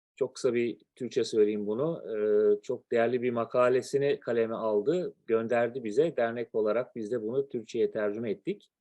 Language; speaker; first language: Turkish; native; Turkish